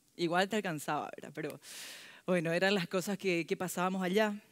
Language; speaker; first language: Spanish; early bilingual, other home language; Korean